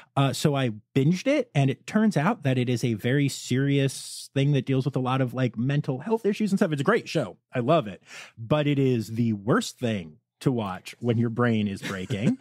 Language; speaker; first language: English; native; English